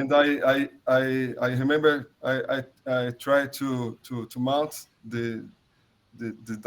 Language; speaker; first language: English; non-native, learner; Portuguese